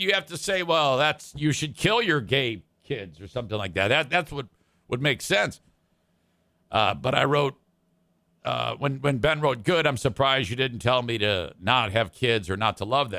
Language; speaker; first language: English; native; English